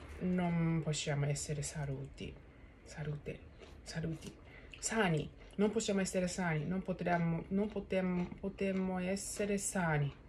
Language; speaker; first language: Italian; non-native, learner; Japanese